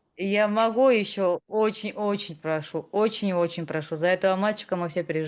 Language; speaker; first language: Russian; native; Russian